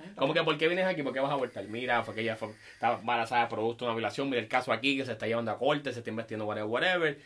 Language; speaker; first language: Spanish; early bilingual, heritage; Spanish